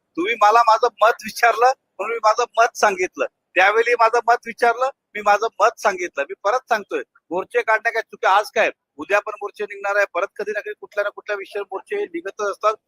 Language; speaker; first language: Marathi; non-native, local second language; Hindi